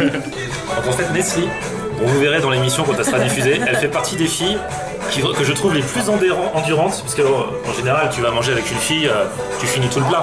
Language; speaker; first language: French; native; French